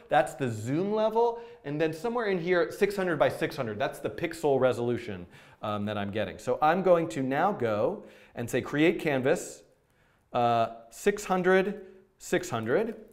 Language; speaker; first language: English; native; English